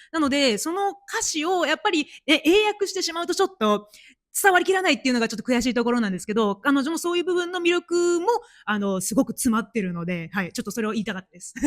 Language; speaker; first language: Japanese; native; Japanese